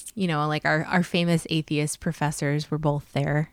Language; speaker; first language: English; native; English